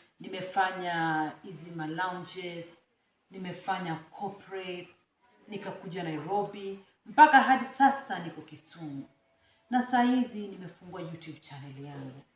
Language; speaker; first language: Swahili; non-native, local second language; Luo (Kenya and Tanzania)